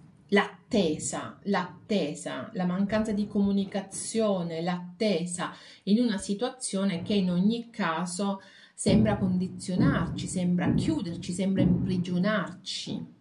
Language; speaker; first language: Italian; native; Italian